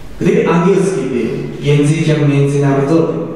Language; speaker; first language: Polish; non-native, learner; Japanese